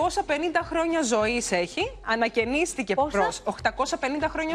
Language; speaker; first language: Greek; native; Greek